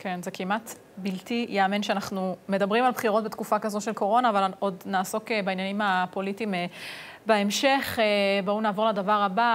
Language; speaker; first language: Hebrew; native; Hebrew